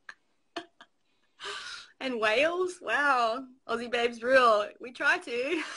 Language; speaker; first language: English; native; English